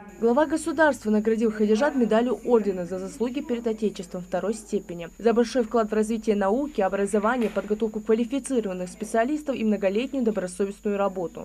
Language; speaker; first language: Russian; native; Russian